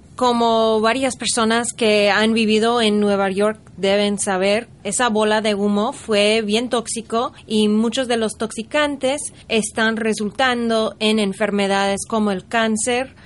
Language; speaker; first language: Spanish; early bilingual, heritage; English